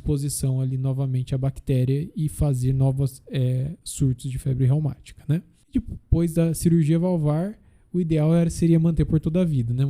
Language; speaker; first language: Portuguese; native; Portuguese